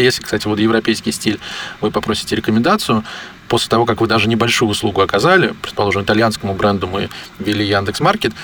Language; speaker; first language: Russian; native; Russian